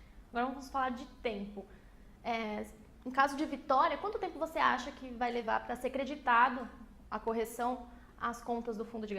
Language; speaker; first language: Portuguese; native; Portuguese